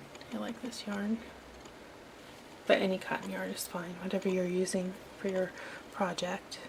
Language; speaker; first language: English; native; English